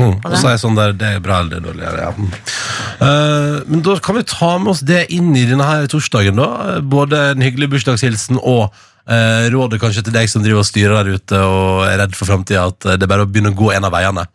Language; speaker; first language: Norwegian; native; Norwegian